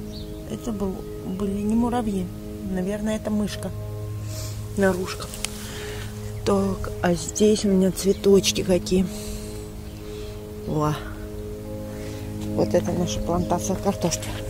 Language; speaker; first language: Russian; native; Russian